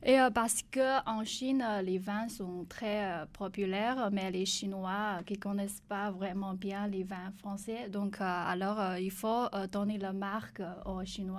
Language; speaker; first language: French; non-native, learner; Chinese